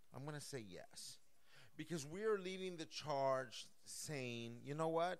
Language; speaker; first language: English; early bilingual, other home language; Spanish